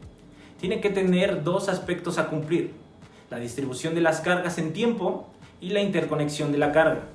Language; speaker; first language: Spanish; native; Spanish